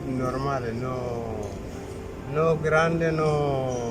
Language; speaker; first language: Italian; non-native, learner; Arabic